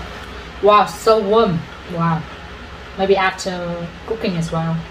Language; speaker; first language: English; non-native, fluent; Vietnamese